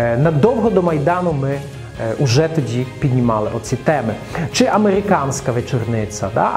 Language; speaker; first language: Ukrainian; non-native, fluent; Russian